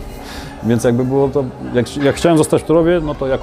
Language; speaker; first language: Polish; native; Polish